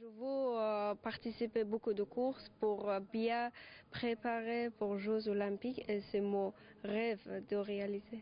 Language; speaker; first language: French; non-native, learner; Persian